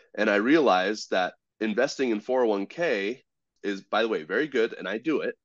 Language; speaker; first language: English; native; English